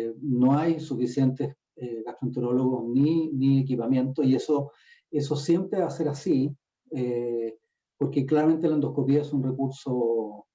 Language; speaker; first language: Spanish; native; Spanish